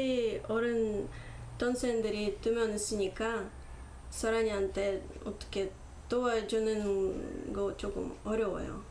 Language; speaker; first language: Korean; non-native, fluent; Russian